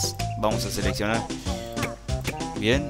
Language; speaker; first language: Spanish; native; Spanish